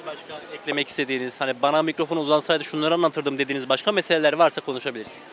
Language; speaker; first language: Turkish; native; Turkish